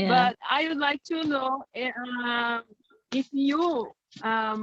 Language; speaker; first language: English; non-native, fluent; Portuguese